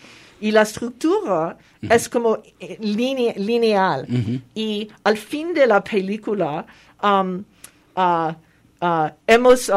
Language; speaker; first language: Spanish; non-native, fluent; French